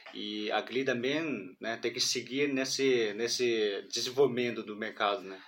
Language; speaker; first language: Portuguese; non-native, fluent; Chinese